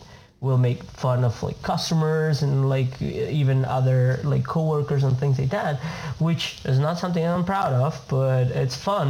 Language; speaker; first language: English; non-native, fluent; Spanish